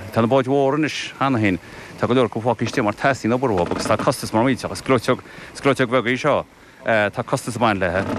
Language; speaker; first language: Irish; native; Irish